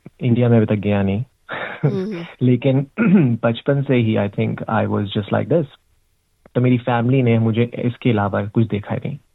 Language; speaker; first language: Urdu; native; Urdu